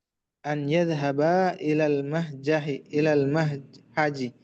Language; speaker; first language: Arabic; non-native, learner; Indonesian